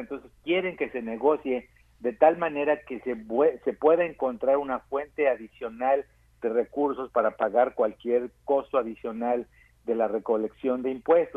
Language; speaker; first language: Spanish; native; Spanish